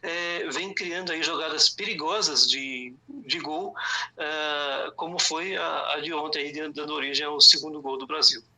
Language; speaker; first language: Portuguese; native; Portuguese